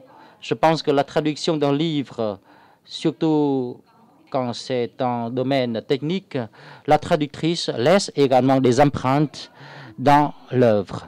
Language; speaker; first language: French; non-native, fluent; Vietnamese